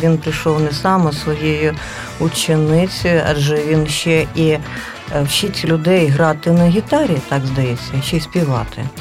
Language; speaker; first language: Ukrainian; native; Ukrainian